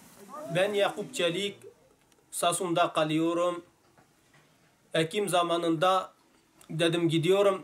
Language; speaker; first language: Turkish; non-native, local second language; Arabic